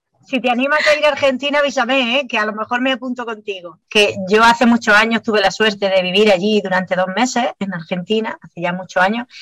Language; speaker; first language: Spanish; native; Spanish